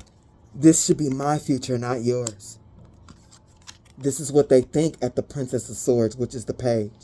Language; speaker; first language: English; native; English